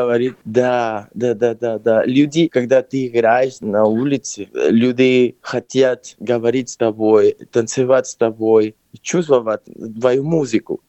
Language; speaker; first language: Russian; non-native, fluent; Spanish